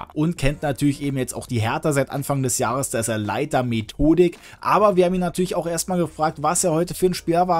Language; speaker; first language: German; native; German